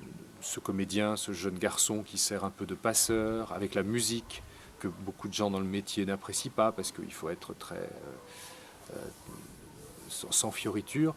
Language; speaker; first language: French; native; French